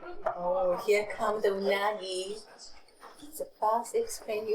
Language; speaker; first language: English; non-native, learner; Japanese